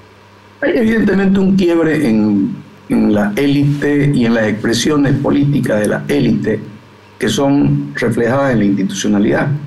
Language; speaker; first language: Spanish; native; Spanish